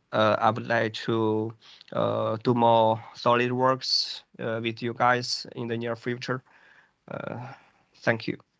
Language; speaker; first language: English; non-native, fluent; Chinese